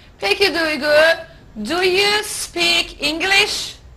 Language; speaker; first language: English; non-native, fluent; Turkish